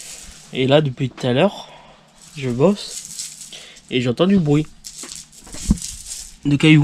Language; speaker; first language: French; native; French